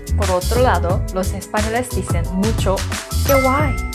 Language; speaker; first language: Spanish; non-native, learner; Korean